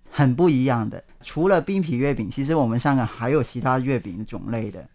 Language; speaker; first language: Chinese; non-native, local second language; Cantonese